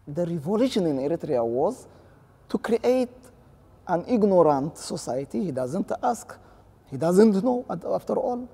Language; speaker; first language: English; non-native, fluent; Tigrinya